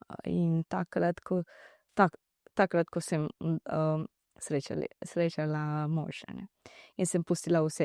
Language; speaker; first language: Slovenian; non-native, learner; Divehi